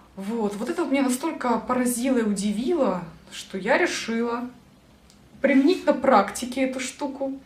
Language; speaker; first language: Russian; native; Russian